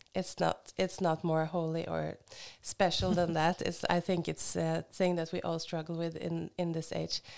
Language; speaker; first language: English; non-native, fluent; Norwegian